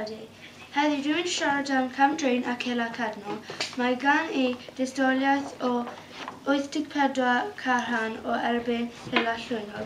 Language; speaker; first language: Welsh; non-native, local second language; English